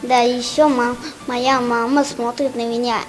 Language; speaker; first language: Russian; non-native, local second language; Tajik